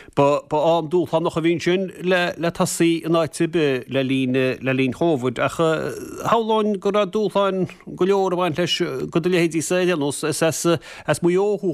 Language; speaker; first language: Irish; native; Irish